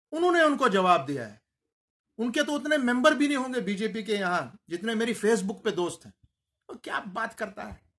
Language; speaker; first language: Hindi; non-native, local second language; Kashmiri